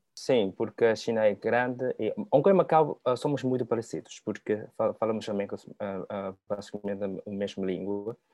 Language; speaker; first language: Portuguese; non-native, learner; Cantonese